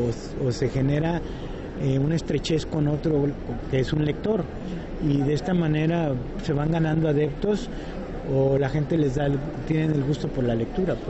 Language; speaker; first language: Spanish; native; Spanish